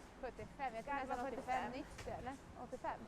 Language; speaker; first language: Swedish; native; Swedish